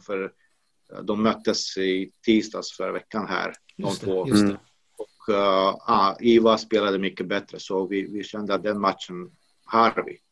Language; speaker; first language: Swedish; non-native, fluent; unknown